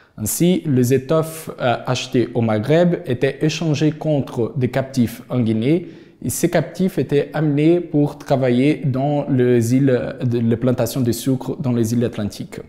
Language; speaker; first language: French; non-native, fluent; Portuguese